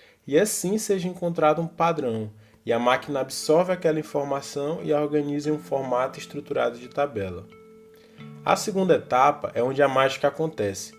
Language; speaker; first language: Portuguese; native; Portuguese